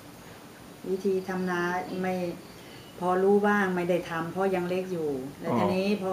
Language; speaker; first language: Thai; native; Thai